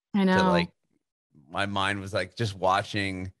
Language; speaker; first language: English; native; English